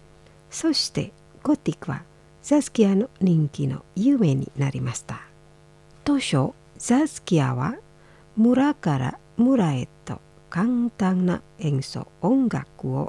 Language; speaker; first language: Japanese; non-native, fluent; Indonesian